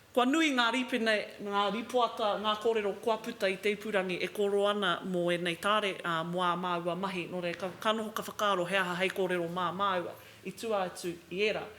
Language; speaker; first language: Māori; non-native, local second language; English